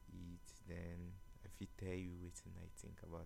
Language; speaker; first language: English; non-native, local second language; Igbo